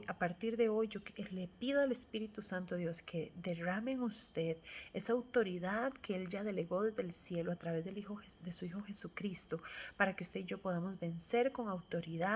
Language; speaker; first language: Spanish; native; Spanish